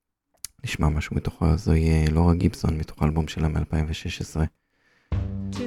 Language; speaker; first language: Hebrew; native; Hebrew